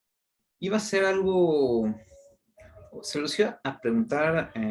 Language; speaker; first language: Spanish; native; Spanish